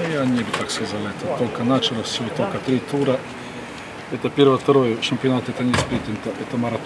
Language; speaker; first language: Russian; non-native, learner; Croatian